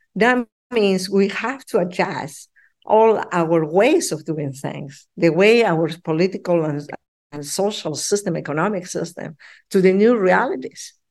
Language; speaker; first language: English; non-native, fluent; Spanish